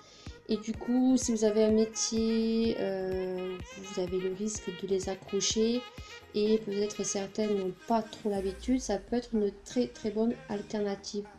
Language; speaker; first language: French; native; French